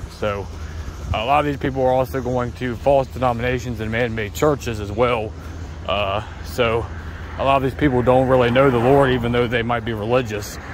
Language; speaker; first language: English; native; English